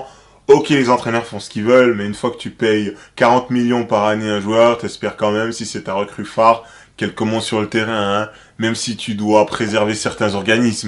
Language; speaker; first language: French; native; French